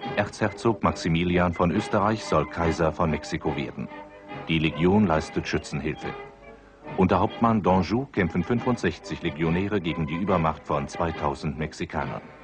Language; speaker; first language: German; native; German